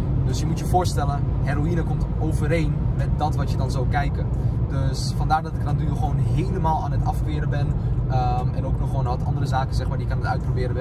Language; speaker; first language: Dutch; native; Dutch